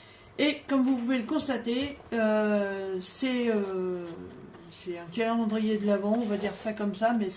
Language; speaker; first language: French; native; French